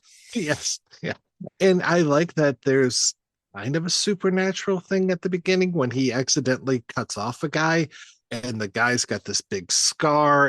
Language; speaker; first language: English; native; English